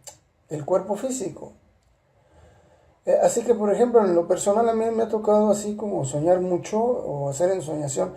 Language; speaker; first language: Spanish; native; Spanish